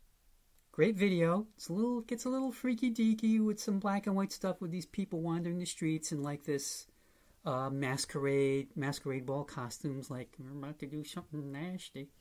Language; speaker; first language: English; native; English